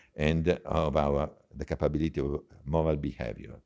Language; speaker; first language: English; non-native, fluent; Italian